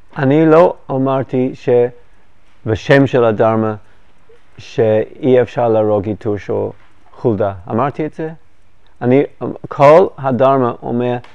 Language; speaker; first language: Hebrew; non-native, fluent; English